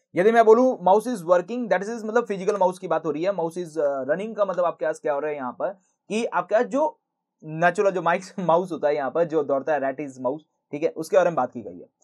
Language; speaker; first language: Hindi; native; Hindi